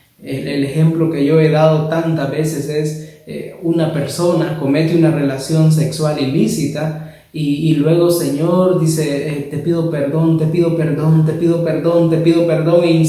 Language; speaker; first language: Spanish; native; Spanish